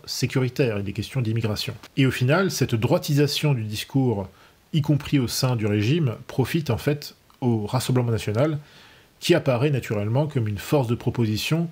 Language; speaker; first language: French; native; French